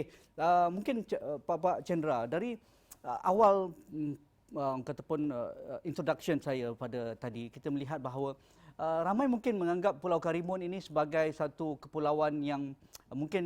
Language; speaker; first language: Malay; native; Malay